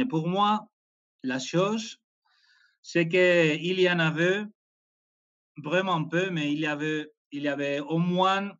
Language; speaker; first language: French; non-native, fluent; Spanish